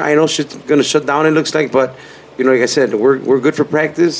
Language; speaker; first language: English; early bilingual, other home language; Spanish